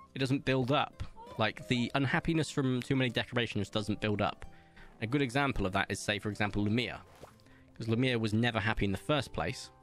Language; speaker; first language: English; native; English